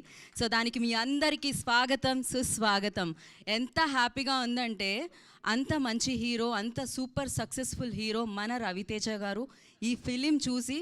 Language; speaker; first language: Telugu; native; Telugu